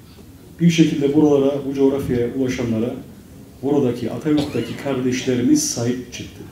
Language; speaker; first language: Turkish; native; Turkish